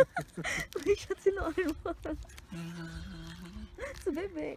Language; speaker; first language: German; non-native, learner; Indonesian